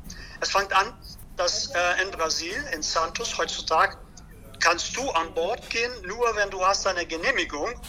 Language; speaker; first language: German; non-native, learner; Portuguese